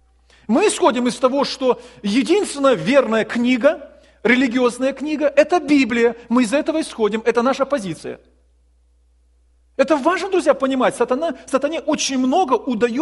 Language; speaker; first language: Russian; native; Russian